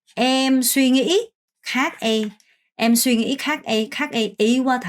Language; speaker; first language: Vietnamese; non-native, fluent; Korean